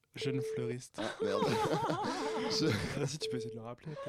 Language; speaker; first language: French; native; French